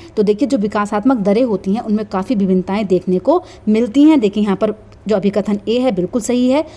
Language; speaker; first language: Hindi; native; Hindi